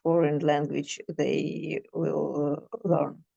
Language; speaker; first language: English; non-native, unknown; Ukrainian